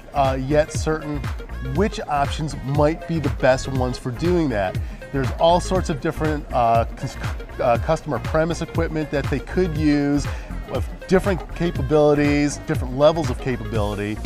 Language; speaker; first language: English; native; English